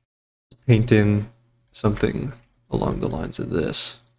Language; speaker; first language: English; native; English